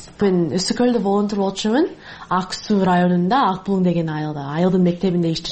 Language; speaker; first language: Kyrgyz; non-native, learner; English